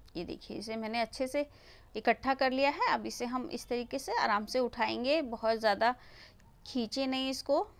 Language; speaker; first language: Hindi; native; Hindi